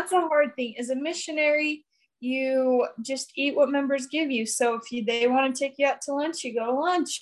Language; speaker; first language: English; native; English